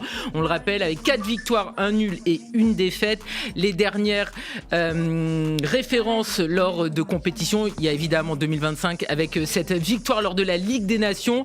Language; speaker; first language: French; native; French